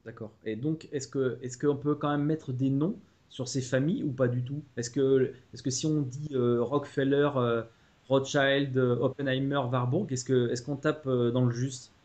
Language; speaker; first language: French; native; French